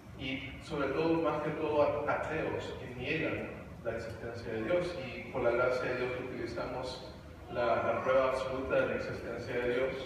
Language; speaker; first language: Spanish; early bilingual, heritage; Spanish